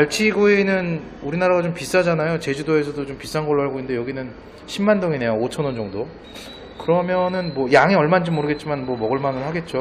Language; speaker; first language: Korean; native; Korean